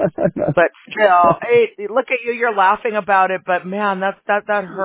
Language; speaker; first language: English; native; English